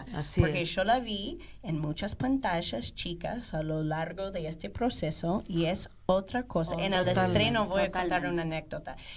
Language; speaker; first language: Spanish; non-native, fluent; English